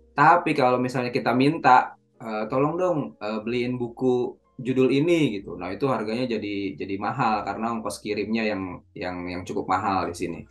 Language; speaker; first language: Indonesian; native; Indonesian